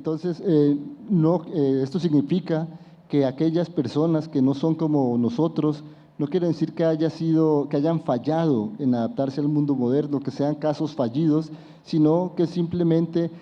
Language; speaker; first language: Spanish; native; Spanish